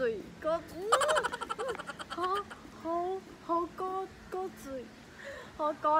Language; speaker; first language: Cantonese; non-native, learner; Chinese